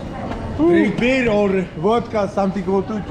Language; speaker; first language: English; non-native, learner; Polish